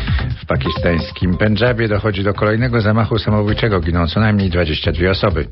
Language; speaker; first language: Polish; native; Polish